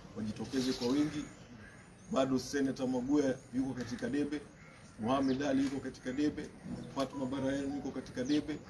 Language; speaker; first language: Swahili; native; Swahili